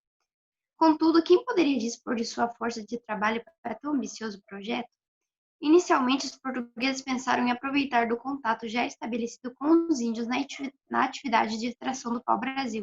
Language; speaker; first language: Portuguese; native; Portuguese